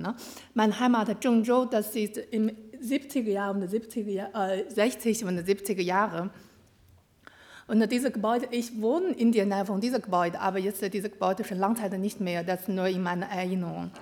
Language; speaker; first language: German; non-native, learner; Chinese